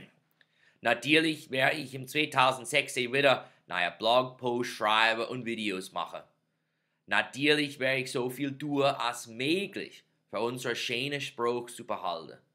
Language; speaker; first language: German; non-native, fluent; English